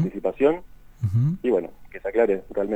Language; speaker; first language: Spanish; native; Spanish